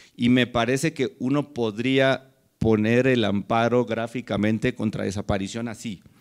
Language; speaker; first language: Spanish; native; Spanish